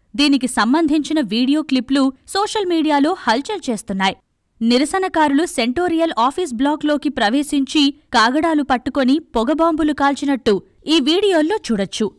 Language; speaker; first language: Telugu; native; Telugu